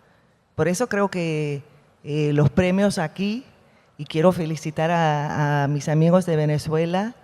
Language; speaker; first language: Spanish; non-native, fluent; English